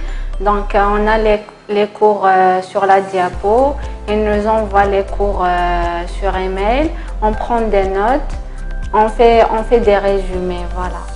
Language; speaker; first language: French; non-native, local second language; Kabyle